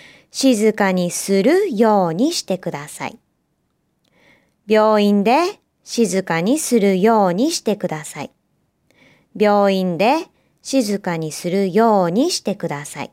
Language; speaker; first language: Japanese; native; Japanese